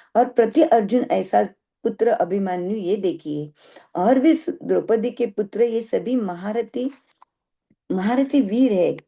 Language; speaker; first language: Hindi; non-native, local second language; Marathi